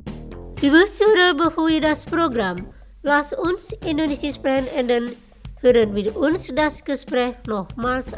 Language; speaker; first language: German; non-native, fluent; Indonesian